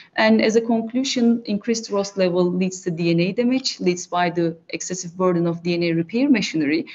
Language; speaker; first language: English; non-native, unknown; Turkish